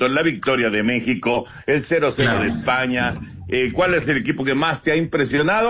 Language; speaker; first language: Spanish; native; Spanish